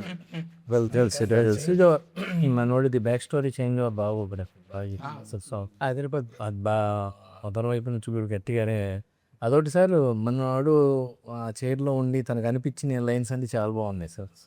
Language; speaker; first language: Telugu; native; Telugu